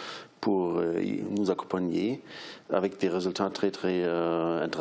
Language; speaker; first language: French; non-native, fluent; German